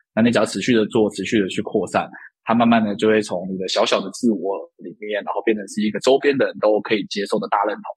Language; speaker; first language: Chinese; native; Chinese